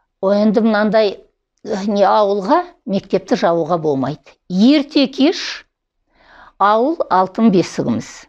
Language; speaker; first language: Kazakh; native; Kazakh